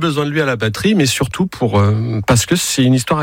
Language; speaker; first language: French; native; French